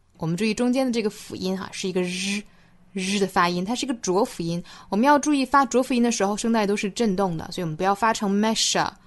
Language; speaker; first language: Chinese; native; Chinese